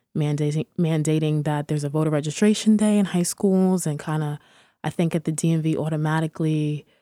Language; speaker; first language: English; native; English